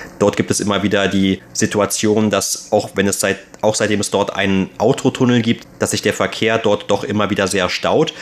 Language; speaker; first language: German; native; German